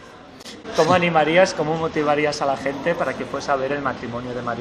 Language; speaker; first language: Spanish; native; Spanish